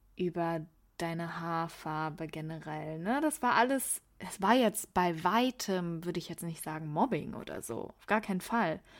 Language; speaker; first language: German; early bilingual, other home language; Persian